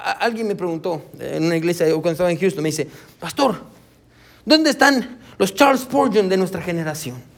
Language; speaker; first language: Spanish; native; Spanish